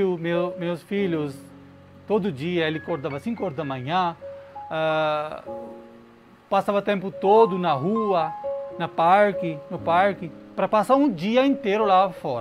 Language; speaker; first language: Portuguese; non-native, learner; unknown